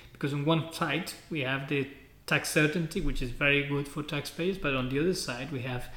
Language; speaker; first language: English; non-native, fluent; Spanish